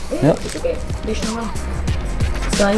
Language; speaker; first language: German; non-native, fluent; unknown